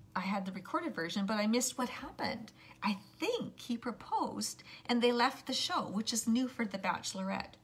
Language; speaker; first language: English; native; English